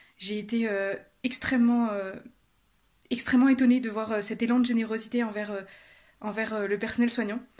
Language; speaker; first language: French; native; French